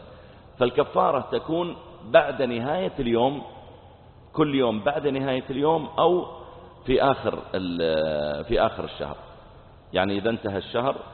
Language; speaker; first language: Arabic; native; Arabic